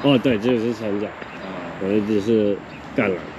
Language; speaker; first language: Chinese; non-native, learner; English